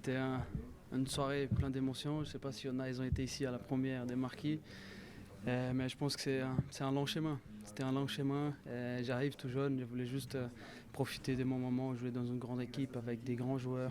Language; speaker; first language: French; non-native, fluent; Portuguese